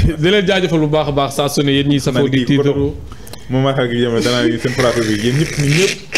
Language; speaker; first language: Wolof; native; Wolof